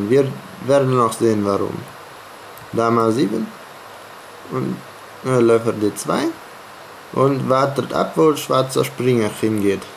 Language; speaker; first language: German; non-native, fluent; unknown